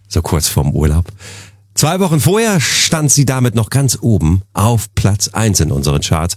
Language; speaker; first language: German; native; German